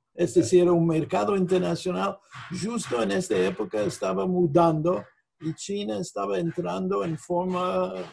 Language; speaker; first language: Portuguese; non-native, fluent; English